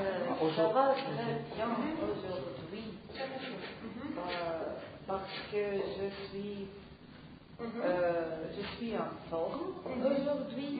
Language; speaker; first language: French; non-native, learner; Russian